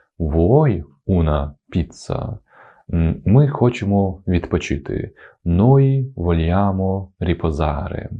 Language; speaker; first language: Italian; non-native, fluent; Ukrainian